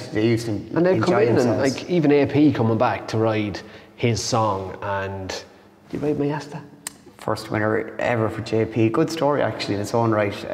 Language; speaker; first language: English; native; English